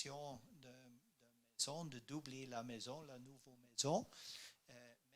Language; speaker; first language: French; non-native, learner; Dutch